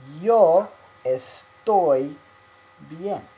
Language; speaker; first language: Spanish; non-native, fluent; English